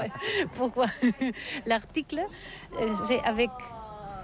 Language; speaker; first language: French; non-native, learner; Catalan